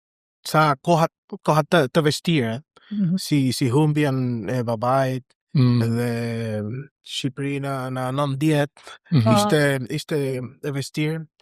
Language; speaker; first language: Albanian; non-native, learner; Spanish